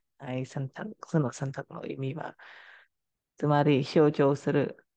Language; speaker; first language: Japanese; non-native, fluent; Khmer